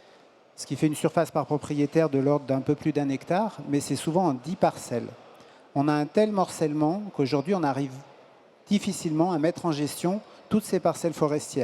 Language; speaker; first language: French; native; French